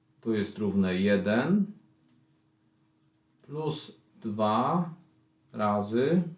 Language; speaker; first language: Polish; native; Polish